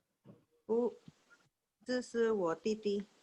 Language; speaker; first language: Chinese; early bilingual, heritage; Chinese